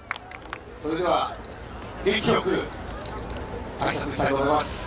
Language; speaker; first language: Japanese; native; Japanese